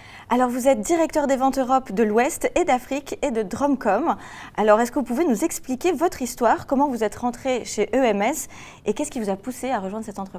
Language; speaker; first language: French; native; French